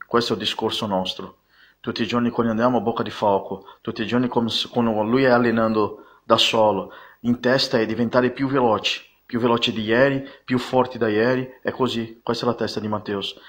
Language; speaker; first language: Italian; non-native, fluent; Portuguese